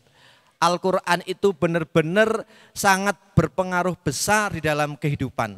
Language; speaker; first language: Indonesian; native; Indonesian